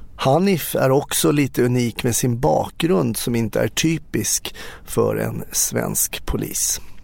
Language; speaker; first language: Swedish; native; Swedish